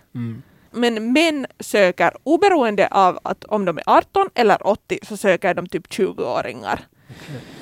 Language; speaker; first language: Swedish; native; Swedish